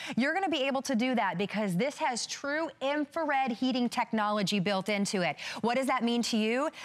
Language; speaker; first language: English; native; English